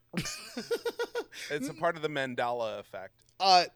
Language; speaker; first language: English; native; English